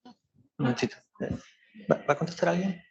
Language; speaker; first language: Spanish; native; Spanish